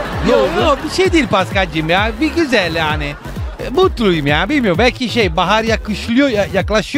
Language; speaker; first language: Turkish; non-native, fluent; Italian